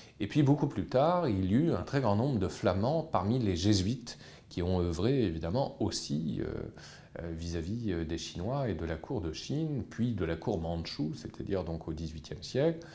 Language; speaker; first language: French; native; French